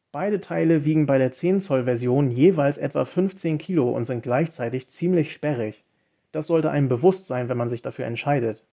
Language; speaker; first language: German; native; German